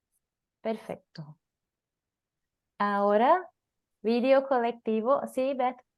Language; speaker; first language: Spanish; non-native, learner; Portuguese